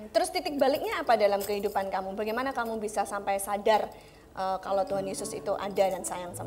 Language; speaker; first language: Indonesian; native; Indonesian